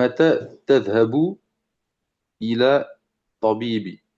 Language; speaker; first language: Arabic; non-native, learner; French